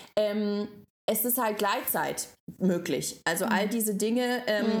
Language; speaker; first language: German; non-native, fluent; Russian